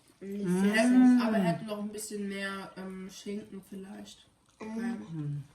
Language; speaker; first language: German; early bilingual, other home language; Thai